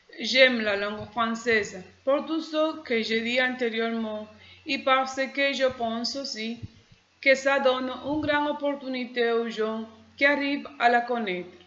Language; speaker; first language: French; non-native, learner; Spanish